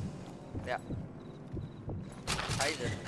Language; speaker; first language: German; native; German